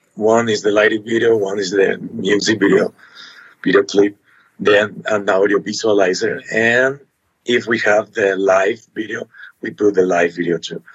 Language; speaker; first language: English; non-native, learner; Spanish